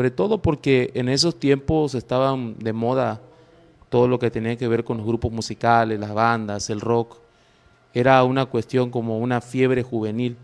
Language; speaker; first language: Spanish; native; Spanish